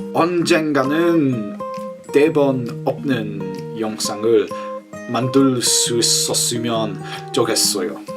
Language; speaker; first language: Korean; non-native, learner; English